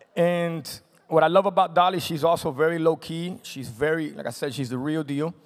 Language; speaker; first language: English; native; English